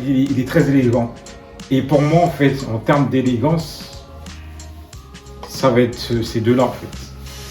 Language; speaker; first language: French; native; French